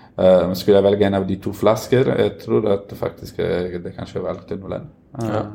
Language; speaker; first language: Norwegian; non-native, fluent; Italian